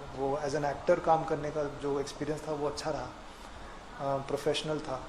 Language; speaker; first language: Hindi; non-native, local second language; Kannada